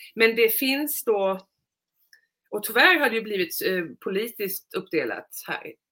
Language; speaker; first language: Swedish; native; Swedish